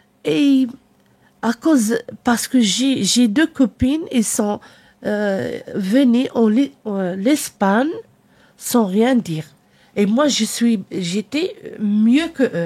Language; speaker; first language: French; non-native, learner; Arabic